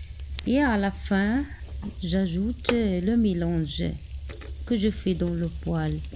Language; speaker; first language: French; non-native, local second language; Arabic